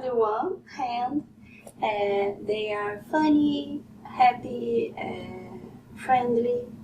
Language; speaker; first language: English; non-native, learner; Portuguese